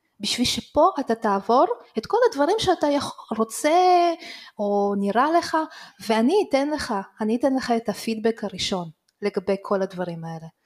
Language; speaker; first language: Hebrew; early bilingual, other home language; Russian